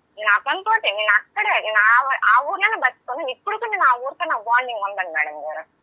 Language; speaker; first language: Telugu; native; Telugu